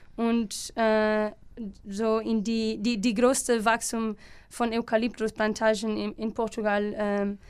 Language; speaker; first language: German; non-native, fluent; Portuguese